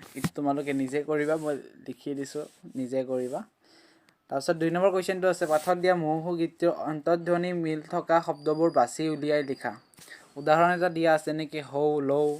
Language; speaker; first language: Assamese; native; Assamese